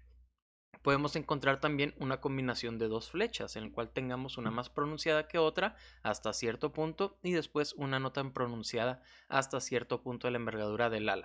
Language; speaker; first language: Spanish; native; Spanish